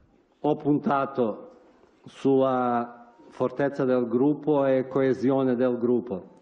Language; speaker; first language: Italian; non-native, fluent; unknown